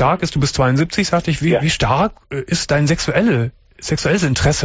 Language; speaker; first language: German; native; German